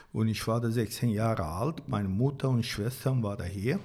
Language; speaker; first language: German; non-native, fluent; Turkish